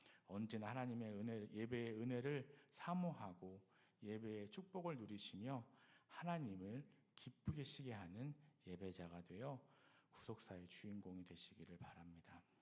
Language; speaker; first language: Korean; native; Korean